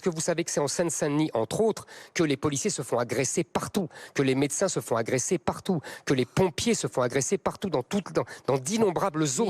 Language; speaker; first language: French; native; French